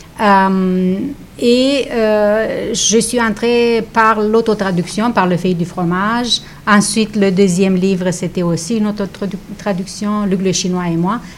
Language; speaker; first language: French; non-native, fluent; Romanian